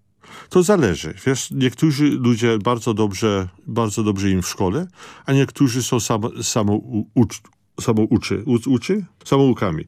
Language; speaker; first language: Polish; early bilingual, other home language; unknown